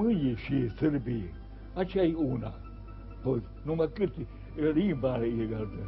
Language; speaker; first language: Romanian; non-native, local second language; Serbian